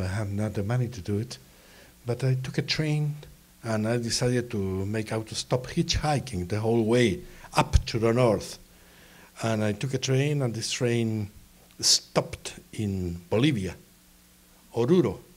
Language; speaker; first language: English; non-native, fluent; Spanish